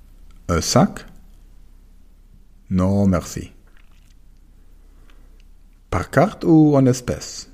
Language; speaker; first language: French; non-native, fluent; German